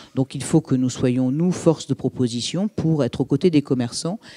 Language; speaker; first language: French; native; French